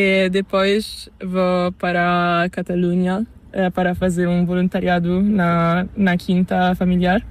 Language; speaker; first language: Spanish; non-native, learner; Italian